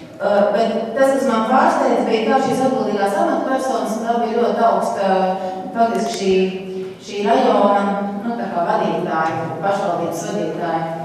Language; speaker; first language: Latvian; native; Latvian